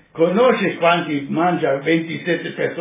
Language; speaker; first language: Italian; non-native, local second language; Slovenian